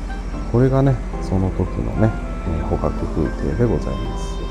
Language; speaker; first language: Japanese; native; Japanese